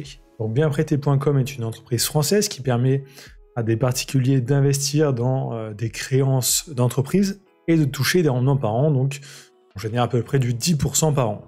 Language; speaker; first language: French; native; French